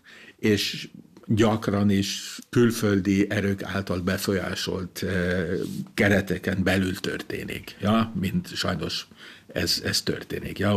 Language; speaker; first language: Hungarian; non-native, fluent; German